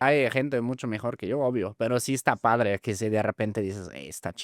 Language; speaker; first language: Spanish; non-native, fluent; German